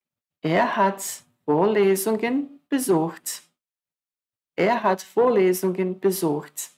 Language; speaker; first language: German; non-native, fluent; Croatian